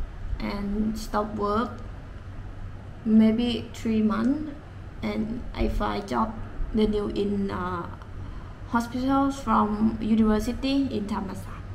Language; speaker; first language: English; non-native, learner; Thai